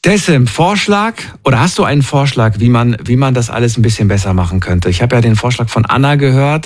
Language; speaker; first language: German; native; German